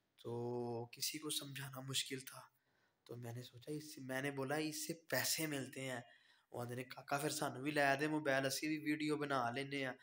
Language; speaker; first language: Urdu; native; Urdu